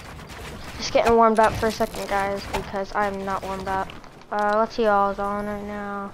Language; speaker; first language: English; native; English